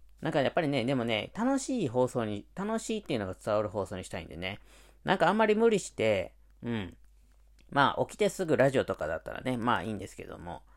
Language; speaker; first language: Japanese; native; Japanese